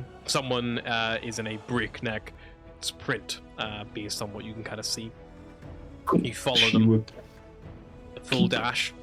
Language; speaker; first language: English; native; English